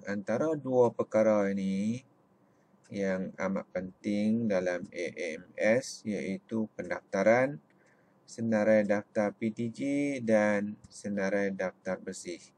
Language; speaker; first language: Malay; native; Malay